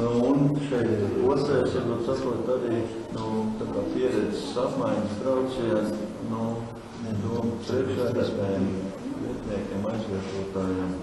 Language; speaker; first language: Latvian; native; Latvian